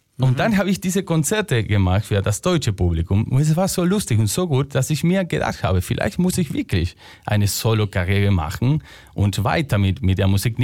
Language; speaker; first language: German; non-native, fluent; Spanish